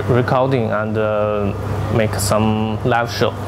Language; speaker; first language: English; non-native, learner; Chinese